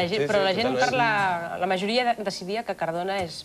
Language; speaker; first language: Catalan; native; Catalan